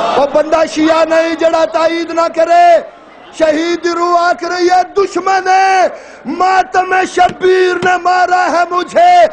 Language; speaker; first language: Urdu; non-native, local second language; Punjabi